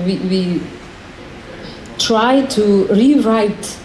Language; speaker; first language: English; non-native, learner; Macedonian